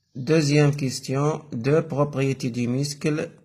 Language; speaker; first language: French; non-native, local second language; Arabic